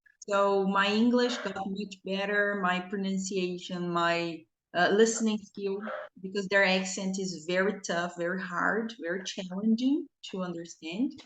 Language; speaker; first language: English; non-native, fluent; Portuguese